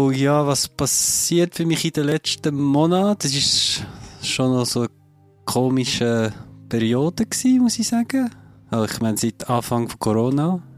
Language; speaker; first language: German; non-native, fluent; French